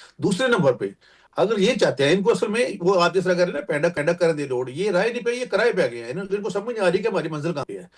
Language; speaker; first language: Urdu; non-native, local second language; Punjabi